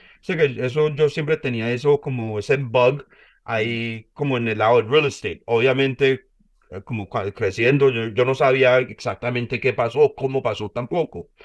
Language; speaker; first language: Spanish; early bilingual, heritage; Spanish